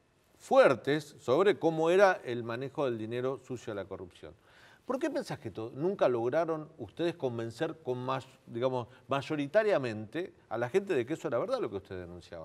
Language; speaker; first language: Spanish; native; Spanish